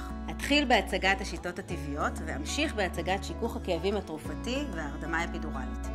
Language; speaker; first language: Hebrew; native; Hebrew